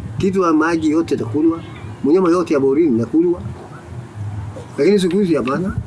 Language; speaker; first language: Swahili; non-native, local second language; Oromo